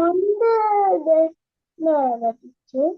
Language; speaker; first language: English; non-native, learner; Tamil